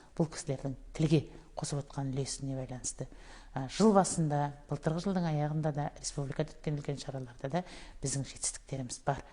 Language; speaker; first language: Kazakh; native; Kazakh